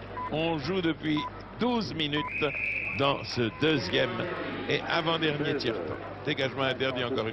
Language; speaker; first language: French; native; French